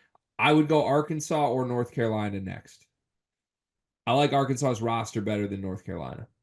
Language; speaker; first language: English; native; English